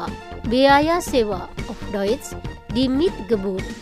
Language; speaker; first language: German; non-native, fluent; Indonesian